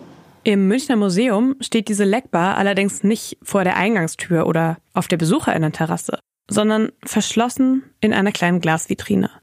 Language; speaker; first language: German; native; German